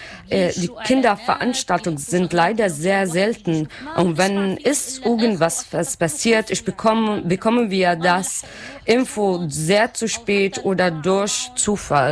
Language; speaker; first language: German; non-native, learner; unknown